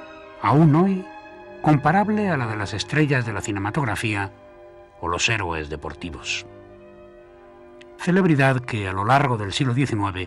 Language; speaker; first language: Spanish; native; Spanish